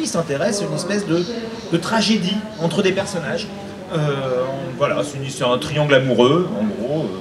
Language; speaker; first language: French; native; French